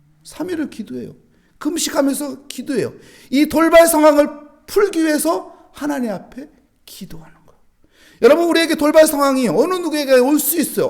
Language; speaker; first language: Korean; native; Korean